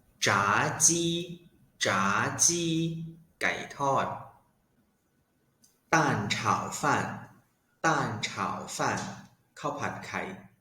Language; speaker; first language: Chinese; non-native, fluent; Thai